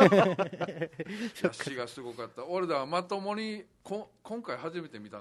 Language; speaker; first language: Japanese; native; Japanese